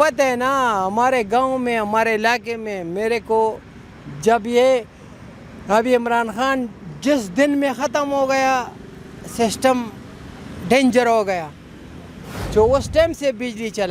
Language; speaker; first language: Hindi; non-native, local second language; Pashto